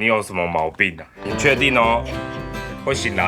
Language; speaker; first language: Chinese; native; Chinese